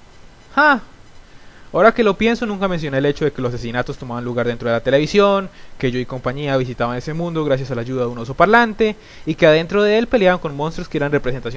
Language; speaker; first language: Spanish; native; Spanish